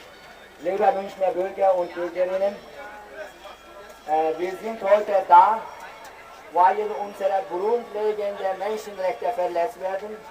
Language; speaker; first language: German; non-native, fluent; Uyghur